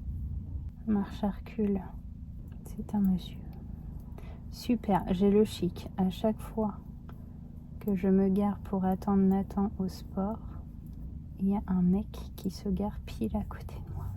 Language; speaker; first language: French; native; French